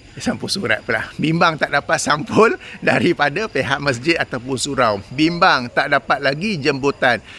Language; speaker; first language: Malay; native; Malay